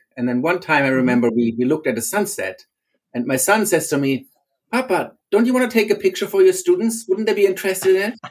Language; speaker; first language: English; non-native, fluent; German